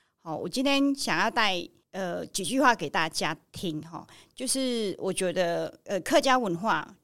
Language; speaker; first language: Chinese; non-native, fluent; Hakka Chinese